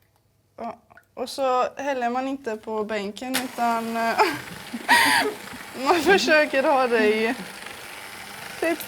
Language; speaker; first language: Swedish; early bilingual, other home language; Serbian